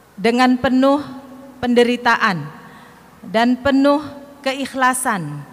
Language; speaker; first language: Indonesian; non-native, fluent; Arabic